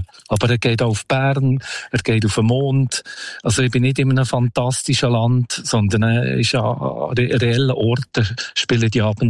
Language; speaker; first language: German; native; German